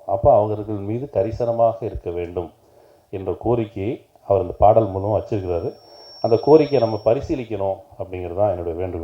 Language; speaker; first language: Tamil; native; Tamil